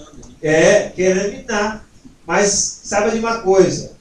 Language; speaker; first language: Portuguese; native; Portuguese